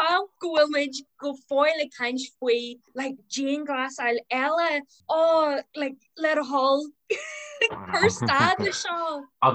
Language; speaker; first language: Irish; non-native, local second language; English